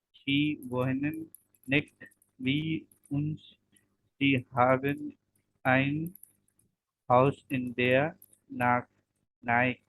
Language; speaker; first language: German; non-native, learner; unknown